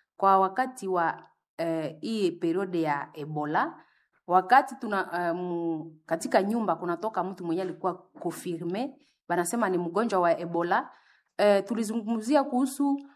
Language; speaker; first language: Swahili; native; Swahili